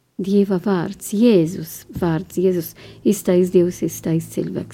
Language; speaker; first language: Latvian; non-native, learner; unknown